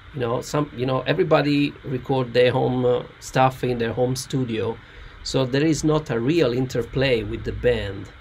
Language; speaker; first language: English; non-native, learner; Italian